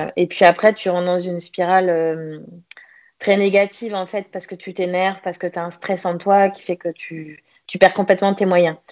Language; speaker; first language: French; native; French